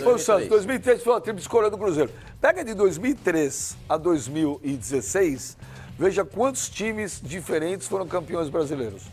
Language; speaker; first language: Portuguese; native; Portuguese